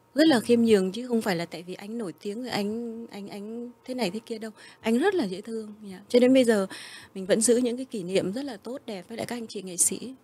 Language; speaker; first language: Vietnamese; early bilingual, heritage; Vietnamese